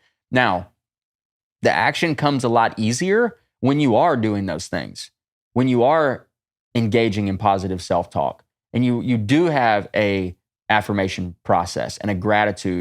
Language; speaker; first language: English; native; English